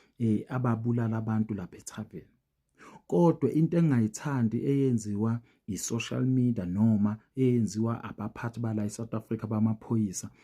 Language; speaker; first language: Zulu; native; Zulu